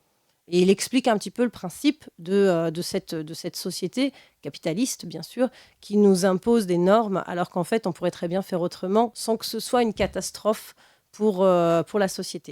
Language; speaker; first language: French; native; French